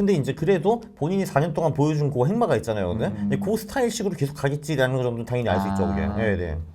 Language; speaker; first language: Korean; native; Korean